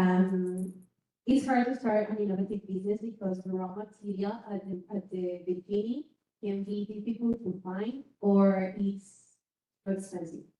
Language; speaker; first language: English; non-native, learner; Spanish